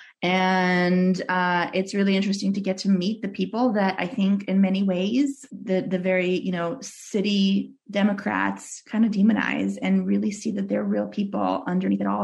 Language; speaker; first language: English; early bilingual, other home language; Russian